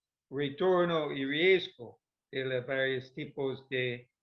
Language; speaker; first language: Spanish; non-native, fluent; English